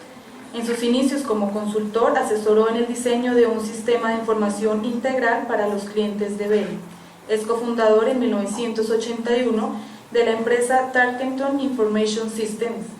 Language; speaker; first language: Spanish; native; Spanish